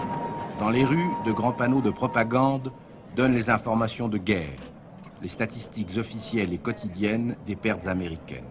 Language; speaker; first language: French; native; French